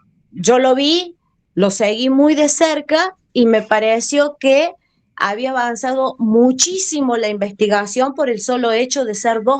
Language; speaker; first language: Spanish; native; Spanish